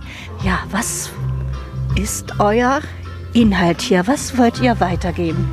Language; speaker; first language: German; native; German